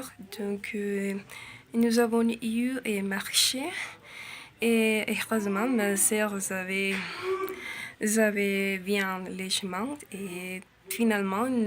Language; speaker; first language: French; non-native, learner; Spanish